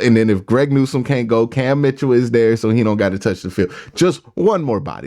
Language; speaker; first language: English; native; English